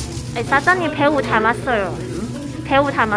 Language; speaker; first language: Korean; non-native, learner; Cantonese